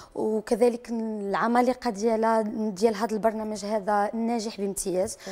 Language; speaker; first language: Arabic; native; Arabic